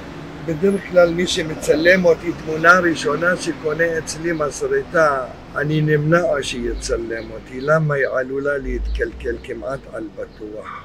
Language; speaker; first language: Hebrew; early bilingual, other home language; Arabic